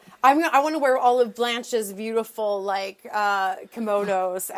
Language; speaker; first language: English; native; English